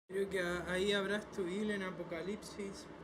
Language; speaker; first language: Spanish; native; Spanish